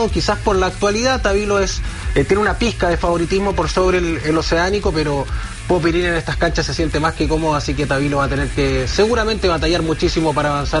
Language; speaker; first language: Spanish; native; Spanish